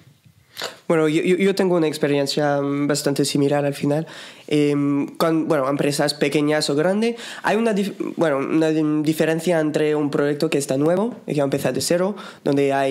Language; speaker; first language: Spanish; non-native, fluent; French